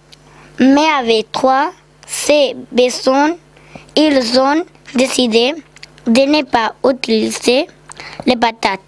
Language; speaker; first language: French; non-native, learner; Spanish